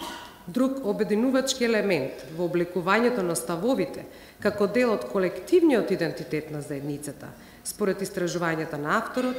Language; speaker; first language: Macedonian; native; Macedonian